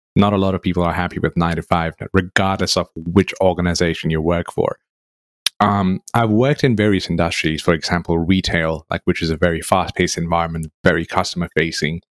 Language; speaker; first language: English; non-native, local second language; Nepali